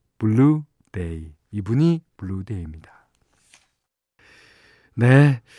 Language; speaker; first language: Korean; native; Korean